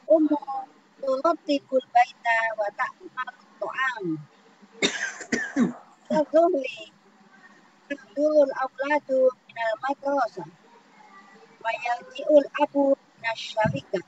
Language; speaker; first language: Arabic; non-native, learner; Indonesian